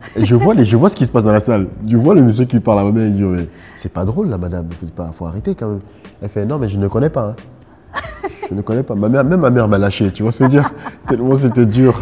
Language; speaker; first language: French; early bilingual, other home language; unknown